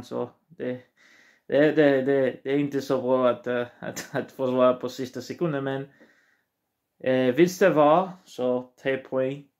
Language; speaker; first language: Swedish; non-native, learner; Portuguese